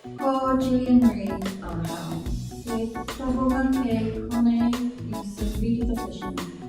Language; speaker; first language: Māori; non-native, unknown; English